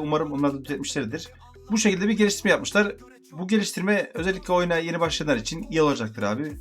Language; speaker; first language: Turkish; native; Turkish